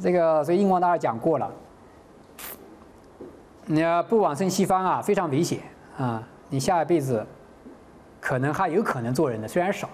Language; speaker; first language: Chinese; native; Chinese